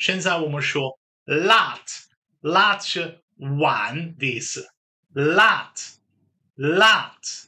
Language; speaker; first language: Chinese; non-native, fluent; Dutch